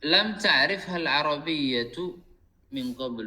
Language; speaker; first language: Arabic; non-native, fluent; Indonesian